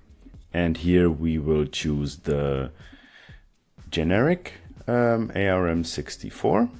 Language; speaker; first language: English; non-native, fluent; German